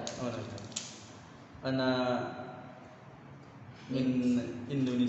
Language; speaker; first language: Arabic; non-native, learner; Indonesian